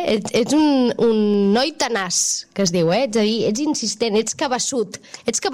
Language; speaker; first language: Catalan; native; Catalan